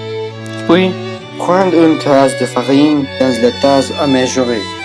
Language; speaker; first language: French; non-native, learner; Spanish